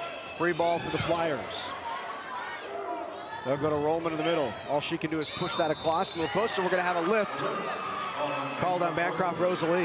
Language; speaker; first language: English; native; English